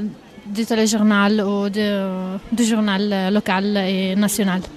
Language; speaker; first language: French; non-native, fluent; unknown